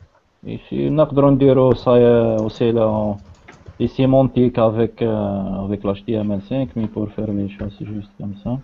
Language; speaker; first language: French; non-native, local second language; Arabic